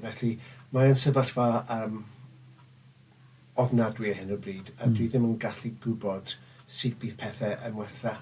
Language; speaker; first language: Welsh; non-native, local second language; English